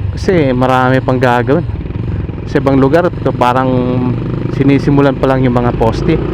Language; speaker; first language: Filipino; native; Filipino